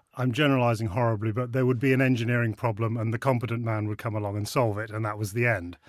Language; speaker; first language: English; native; English